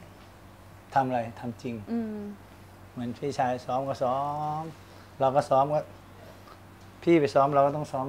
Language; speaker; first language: Thai; native; Thai